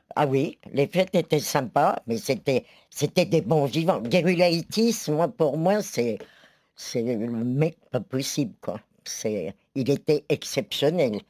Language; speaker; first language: French; native; French